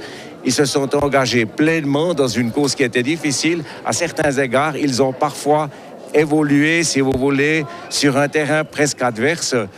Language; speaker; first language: French; native; French